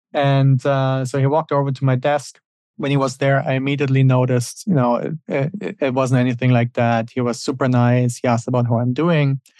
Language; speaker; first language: English; non-native, fluent; German